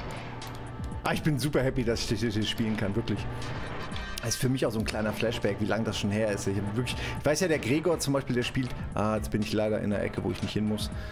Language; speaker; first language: German; native; German